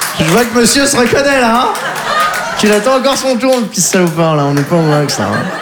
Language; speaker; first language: French; native; French